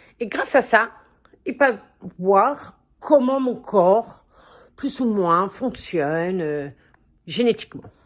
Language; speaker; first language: French; native; French